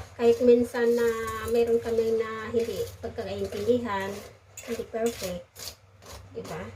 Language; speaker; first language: Filipino; native; Filipino